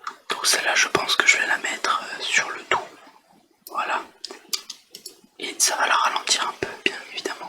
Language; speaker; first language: French; native; French